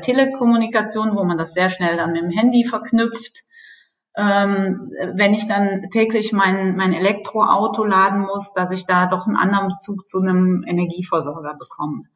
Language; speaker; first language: German; native; German